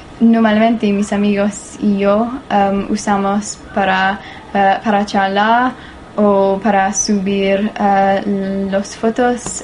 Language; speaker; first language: Spanish; non-native, learner; English